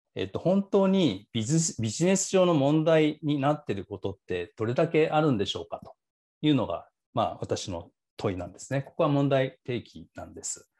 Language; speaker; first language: Japanese; native; Japanese